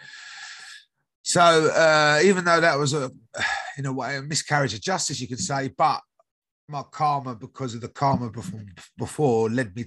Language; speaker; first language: English; native; English